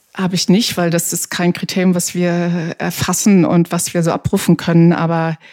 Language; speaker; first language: German; native; German